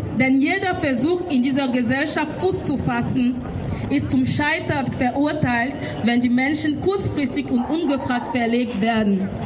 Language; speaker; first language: German; non-native, learner; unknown